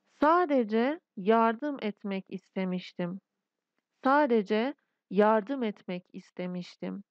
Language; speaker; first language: Turkish; non-native, fluent; Persian